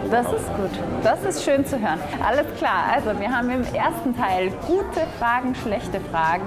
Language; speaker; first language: German; native; German